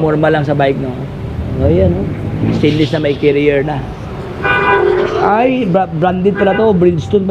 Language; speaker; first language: Filipino; native; Filipino